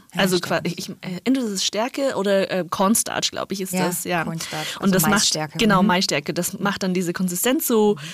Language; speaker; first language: German; non-native, fluent; Chinese